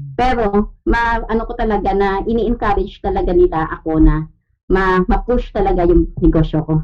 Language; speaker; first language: Filipino; native; Filipino